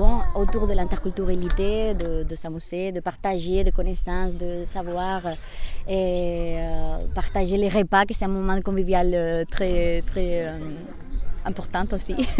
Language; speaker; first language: French; non-native, fluent; Spanish